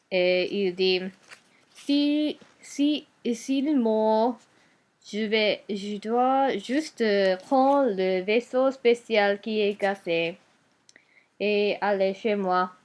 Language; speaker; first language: French; non-native, learner; Japanese